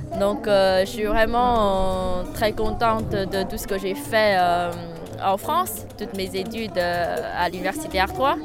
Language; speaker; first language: French; non-native, fluent; Chinese